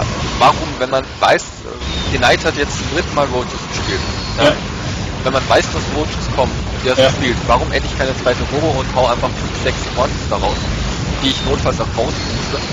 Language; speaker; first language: German; native; German